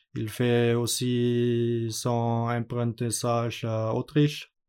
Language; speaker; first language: French; non-native, learner; German